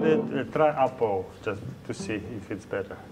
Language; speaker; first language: English; non-native, learner; Russian